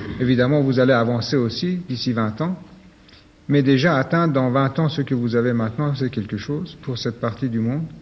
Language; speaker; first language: French; non-native, fluent; Persian